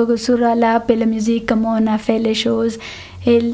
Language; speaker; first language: French; non-native, fluent; Telugu